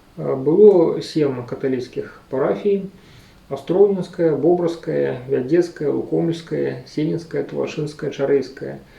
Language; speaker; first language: Belarusian; native; Belarusian